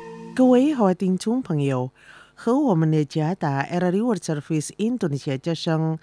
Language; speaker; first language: Chinese; early bilingual, heritage; Chinese